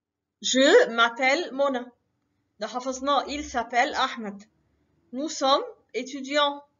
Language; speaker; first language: French; non-native, fluent; Arabic